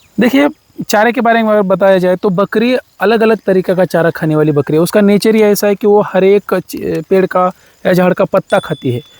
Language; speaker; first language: Hindi; non-native, local second language; Marathi